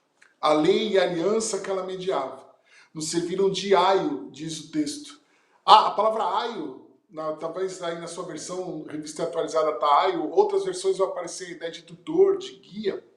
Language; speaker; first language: Portuguese; native; Portuguese